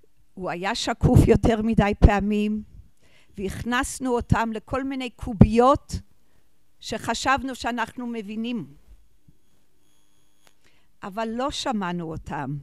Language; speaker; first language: Hebrew; non-native, fluent; English